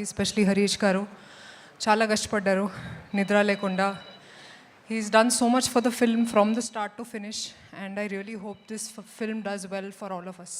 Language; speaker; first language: Telugu; non-native, fluent; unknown